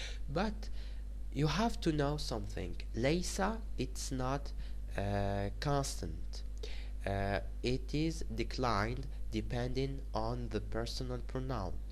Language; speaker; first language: English; non-native, fluent; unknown